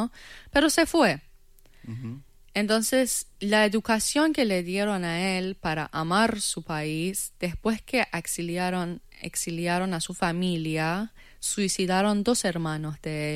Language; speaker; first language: Spanish; non-native, fluent; Persian